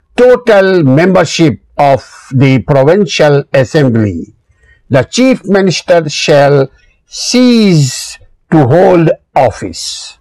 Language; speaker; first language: English; non-native, local second language; Urdu